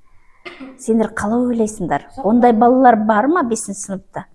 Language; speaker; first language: Kazakh; native; Kazakh